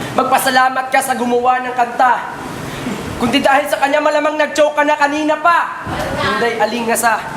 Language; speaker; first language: Filipino; non-native, local second language; Cebuano